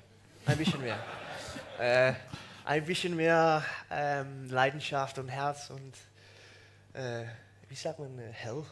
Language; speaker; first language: German; non-native, learner; Danish